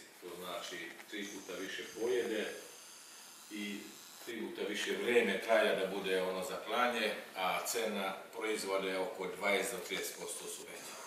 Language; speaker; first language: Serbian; non-native, local second language; Hungarian